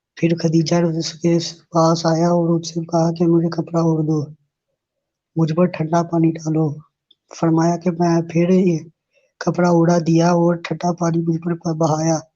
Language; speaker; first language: Urdu; non-native, local second language; Punjabi